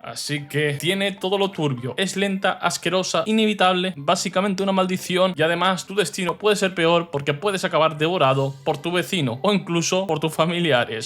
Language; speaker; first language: Spanish; native; Spanish